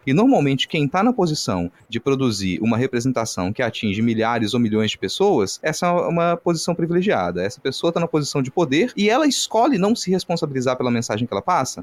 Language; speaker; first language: Portuguese; native; Portuguese